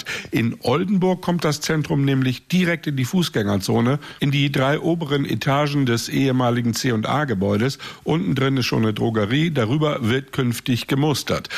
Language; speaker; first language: German; native; German